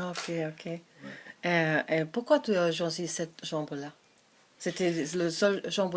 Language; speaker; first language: French; non-native, learner; German